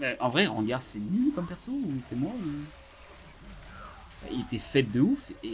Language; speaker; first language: French; native; French